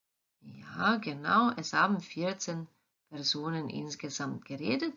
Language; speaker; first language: German; non-native, fluent; Croatian